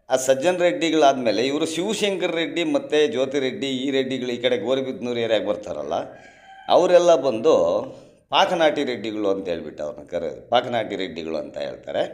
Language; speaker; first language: Kannada; non-native, local second language; Telugu